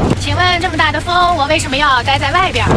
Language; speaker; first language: Chinese; native; Chinese